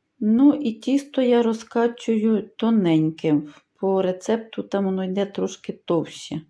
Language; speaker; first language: Ukrainian; non-native, local second language; Russian